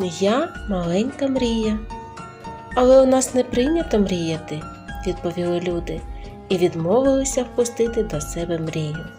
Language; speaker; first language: Ukrainian; native; Ukrainian